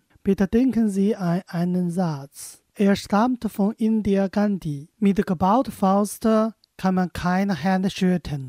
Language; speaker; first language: German; non-native, fluent; Chinese